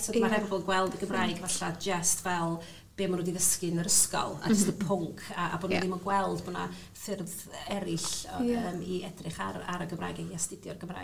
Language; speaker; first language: Welsh; native; Welsh